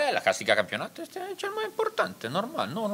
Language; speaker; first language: Romanian; non-native, learner; Italian